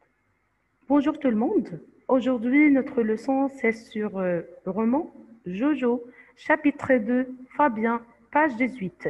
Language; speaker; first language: French; non-native, fluent; Arabic